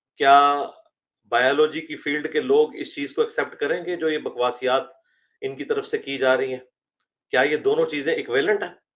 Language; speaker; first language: Urdu; native; Urdu